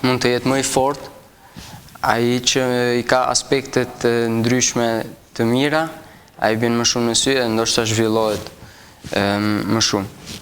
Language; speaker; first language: Albanian; early bilingual, heritage; Albanian